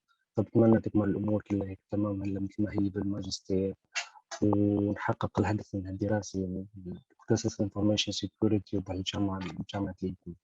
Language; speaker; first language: Arabic; native; Arabic